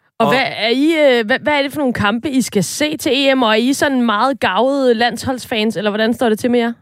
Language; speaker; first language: Danish; native; Danish